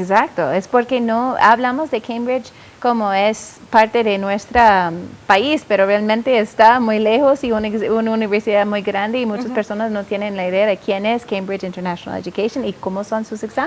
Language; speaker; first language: Spanish; non-native, fluent; English